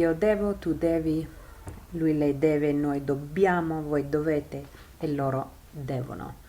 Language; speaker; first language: Italian; non-native, fluent; English